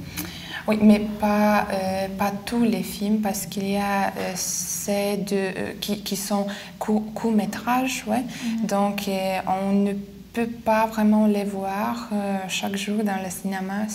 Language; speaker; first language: French; non-native, fluent; Lithuanian